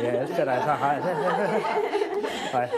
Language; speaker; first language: Danish; native; Danish